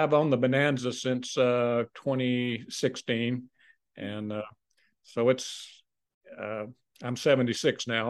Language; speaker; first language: English; native; English